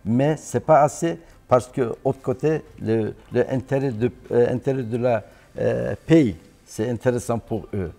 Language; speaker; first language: French; non-native, learner; Turkish